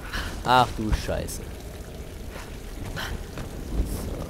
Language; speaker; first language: German; native; German